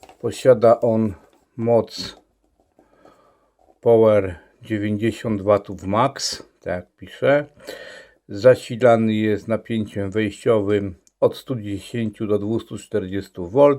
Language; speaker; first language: Polish; native; Polish